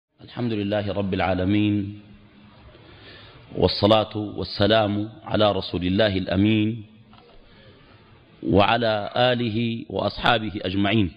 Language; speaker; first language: Arabic; native; Arabic